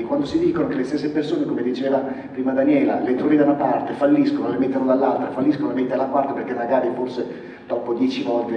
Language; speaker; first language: Italian; native; Italian